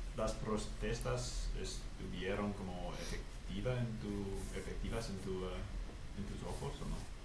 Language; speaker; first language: Spanish; non-native, fluent; English